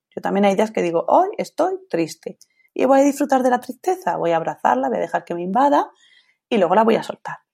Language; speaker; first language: Spanish; native; Spanish